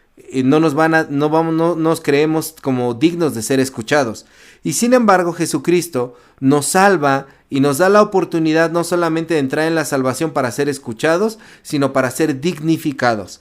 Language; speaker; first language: Spanish; native; Spanish